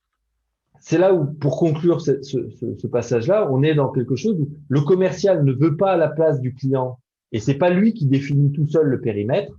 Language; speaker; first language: French; native; French